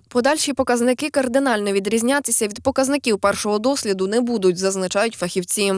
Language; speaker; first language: Ukrainian; native; Ukrainian